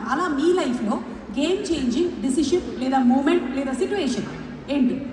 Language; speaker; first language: Telugu; native; Telugu